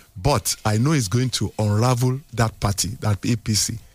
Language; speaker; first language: English; non-native, local second language; Yoruba